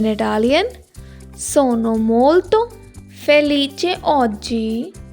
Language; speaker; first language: Italian; non-native, learner; Hindi